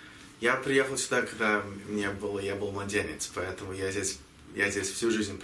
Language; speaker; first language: Russian; early bilingual, heritage; Russian